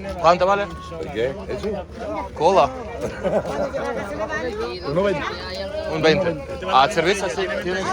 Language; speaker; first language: Spanish; non-native, learner; Ukrainian